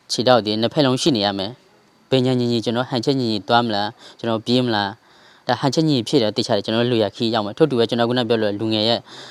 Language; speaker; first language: Burmese; non-native, local second language; S'gaw Karen